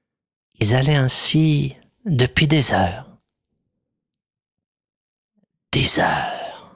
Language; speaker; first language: French; native; French